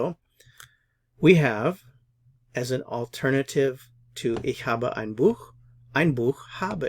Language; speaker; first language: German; non-native, fluent; English